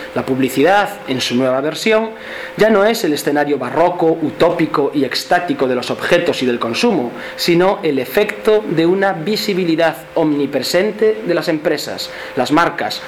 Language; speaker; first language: Spanish; non-native, local second language; Galician